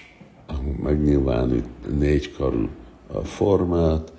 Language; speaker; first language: Hungarian; early bilingual, heritage; Hungarian